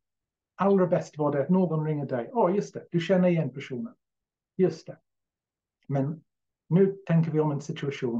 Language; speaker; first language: Swedish; non-native, fluent; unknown